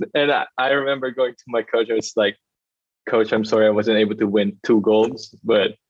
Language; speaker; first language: English; non-native, local second language; Filipino